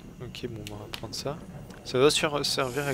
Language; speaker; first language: French; native; French